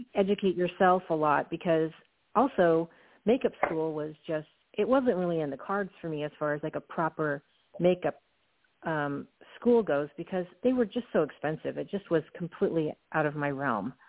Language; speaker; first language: English; native; English